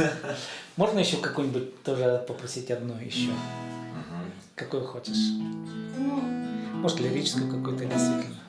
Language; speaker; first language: Russian; native; Russian